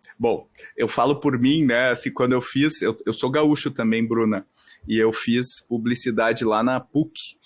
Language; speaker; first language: Portuguese; native; Portuguese